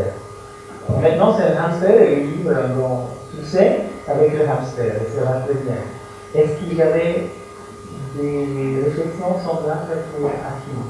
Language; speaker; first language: French; non-native, fluent; German